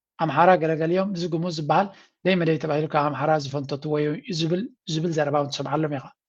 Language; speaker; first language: Tigrinya; native; Tigrinya